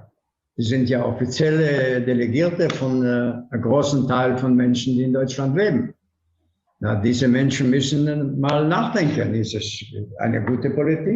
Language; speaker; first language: German; non-native, fluent; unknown